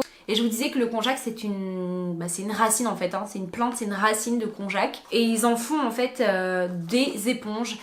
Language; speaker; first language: French; native; French